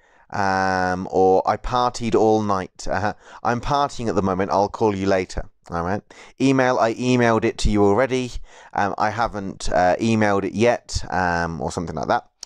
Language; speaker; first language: English; native; English